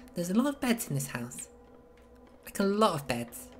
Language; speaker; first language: English; native; English